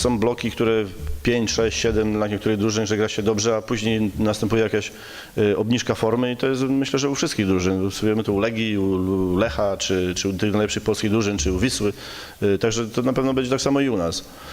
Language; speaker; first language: Polish; native; Polish